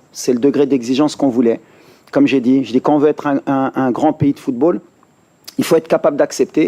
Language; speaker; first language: French; native; French